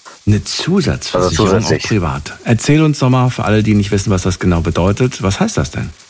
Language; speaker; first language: German; native; German